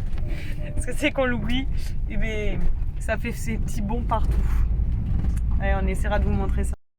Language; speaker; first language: French; native; French